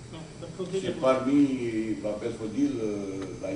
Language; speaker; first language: French; non-native, fluent; Bosnian